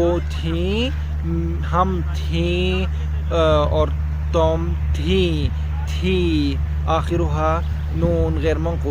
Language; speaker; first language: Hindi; non-native, fluent; Arabic